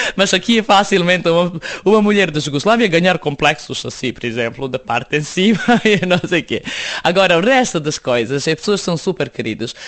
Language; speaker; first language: Portuguese; non-native, fluent; Serbian